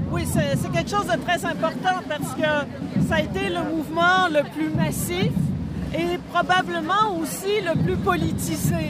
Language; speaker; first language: French; native; French